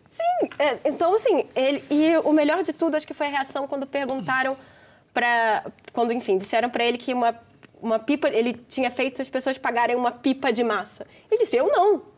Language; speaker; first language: Portuguese; native; Portuguese